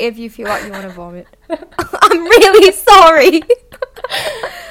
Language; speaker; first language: English; non-native, local second language; Cantonese